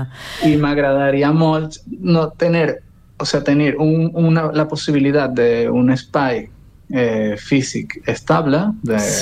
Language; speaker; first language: Catalan; non-native, learner; Spanish